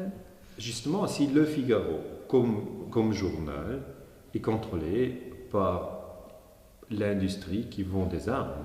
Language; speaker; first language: French; non-native, local second language; German